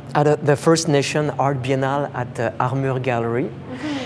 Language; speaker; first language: English; non-native, fluent; French